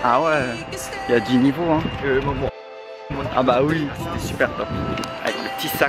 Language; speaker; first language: French; native; French